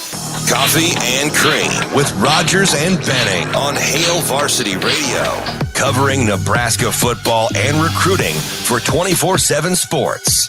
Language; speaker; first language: English; native; English